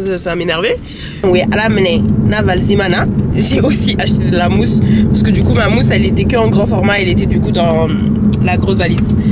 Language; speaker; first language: French; early bilingual, other home language; Bambara